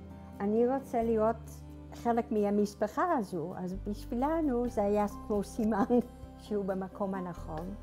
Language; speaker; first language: Hebrew; non-native, learner; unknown